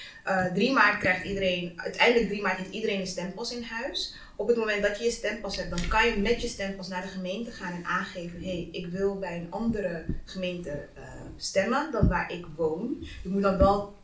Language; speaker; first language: Dutch; early bilingual, other home language; Kinyarwanda